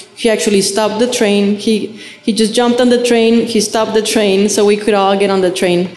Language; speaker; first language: English; non-native, fluent; Spanish